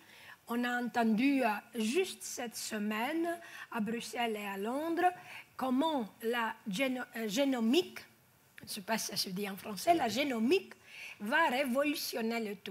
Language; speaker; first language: French; non-native, fluent; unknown